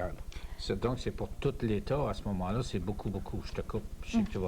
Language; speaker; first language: French; native; French